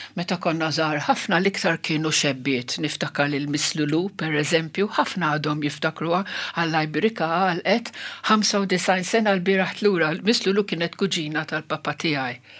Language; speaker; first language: Maltese; non-native, local second language; Italian